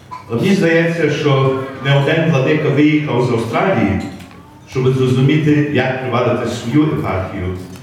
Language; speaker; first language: Ukrainian; early bilingual, heritage; Ukrainian